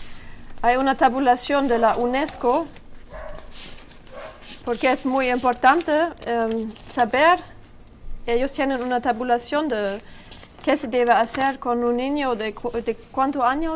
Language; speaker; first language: Spanish; non-native, learner; French